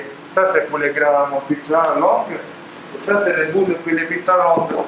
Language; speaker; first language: French; non-native, learner; Italian